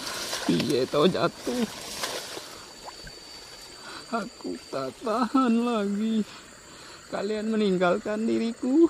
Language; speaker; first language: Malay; non-native, local second language; Javanese